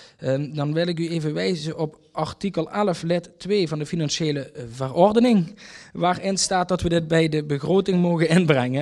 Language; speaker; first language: Dutch; native; Dutch